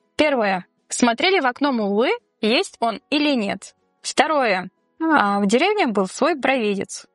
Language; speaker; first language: Russian; non-native, local second language; Tatar